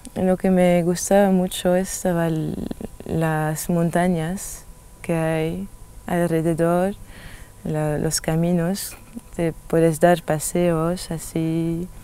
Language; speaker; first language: Spanish; non-native, fluent; French